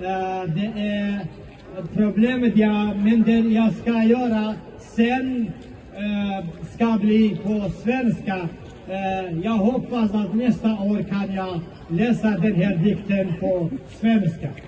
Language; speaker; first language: Swedish; non-native, learner; Central Kurdish